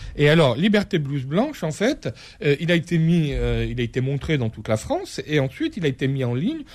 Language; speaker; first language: French; native; French